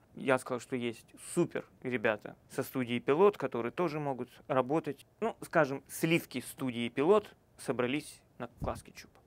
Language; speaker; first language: Russian; native; Russian